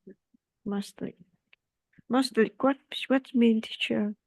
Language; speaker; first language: English; non-native, learner; Vietnamese